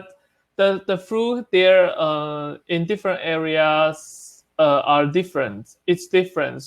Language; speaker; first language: English; non-native, learner; Chinese